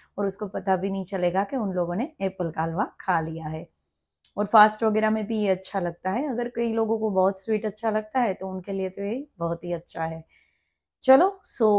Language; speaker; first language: Hindi; non-native, local second language; Gujarati